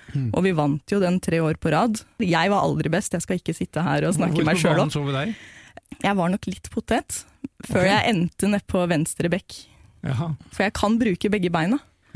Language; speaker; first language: Norwegian; native; Norwegian